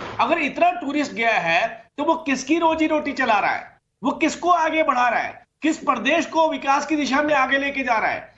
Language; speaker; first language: Hindi; native; Hindi